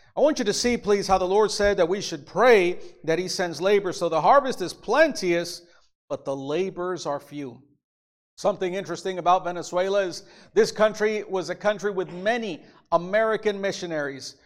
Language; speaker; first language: English; native; English